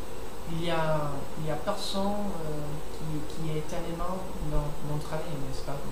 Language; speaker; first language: French; non-native, learner; English